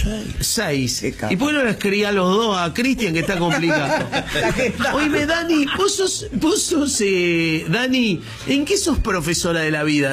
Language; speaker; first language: Spanish; native; Spanish